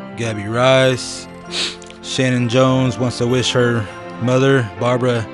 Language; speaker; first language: English; native; English